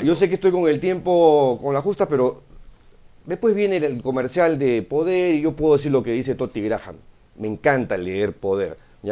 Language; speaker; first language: Spanish; native; Spanish